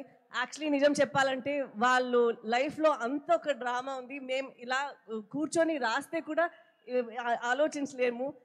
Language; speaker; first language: Telugu; non-native, local second language; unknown